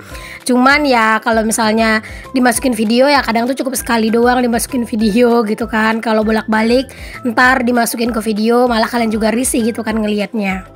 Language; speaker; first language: Indonesian; native; Indonesian